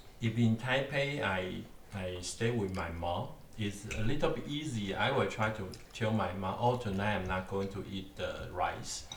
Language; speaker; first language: English; non-native, learner; Chinese